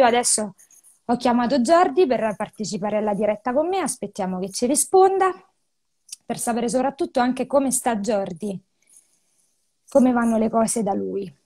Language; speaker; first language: Italian; native; Italian